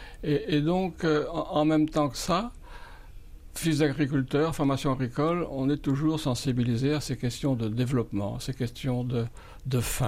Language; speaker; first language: French; native; French